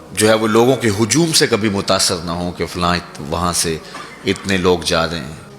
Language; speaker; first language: Urdu; non-native, local second language; Punjabi